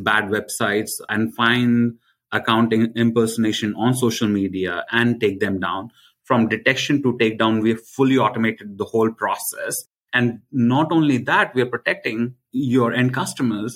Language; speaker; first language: English; non-native, local second language; Hindi